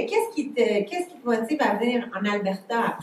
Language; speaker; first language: French; native; French